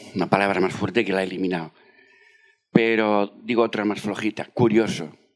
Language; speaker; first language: Spanish; non-native, fluent; French